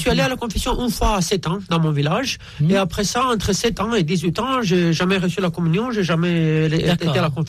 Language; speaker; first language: French; non-native, fluent; Romanian